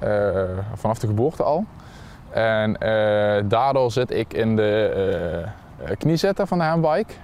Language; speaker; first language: Dutch; native; Dutch